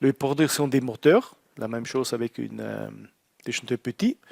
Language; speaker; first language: French; non-native, learner; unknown